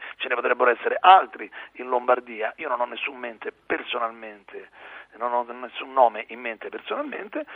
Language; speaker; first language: Italian; native; Italian